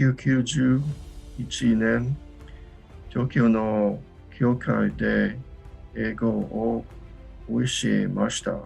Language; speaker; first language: Japanese; non-native, learner; English